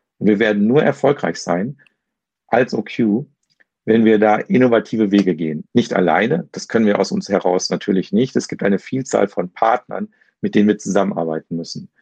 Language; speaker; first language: German; native; German